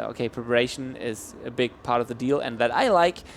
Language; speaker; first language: English; non-native, fluent; German